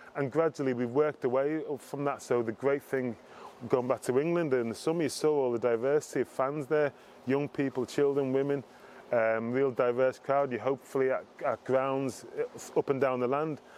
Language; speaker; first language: English; native; English